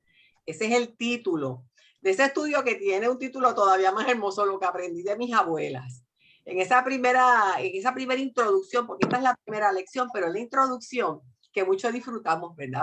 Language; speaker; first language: Spanish; native; Spanish